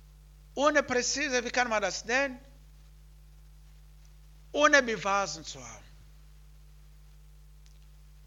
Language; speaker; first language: German; non-native, learner; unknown